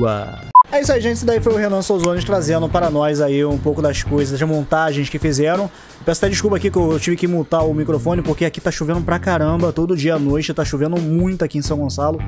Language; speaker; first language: Portuguese; native; Portuguese